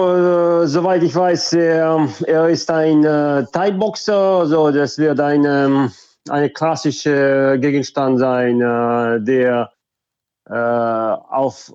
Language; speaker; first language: German; non-native, fluent; Russian